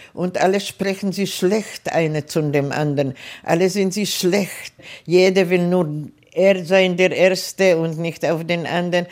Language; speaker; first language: German; non-native, fluent; Czech